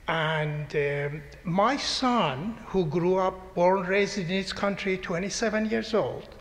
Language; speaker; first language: English; non-native, fluent; Persian